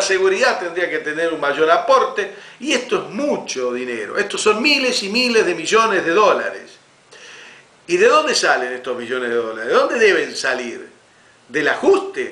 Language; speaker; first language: Spanish; native; Spanish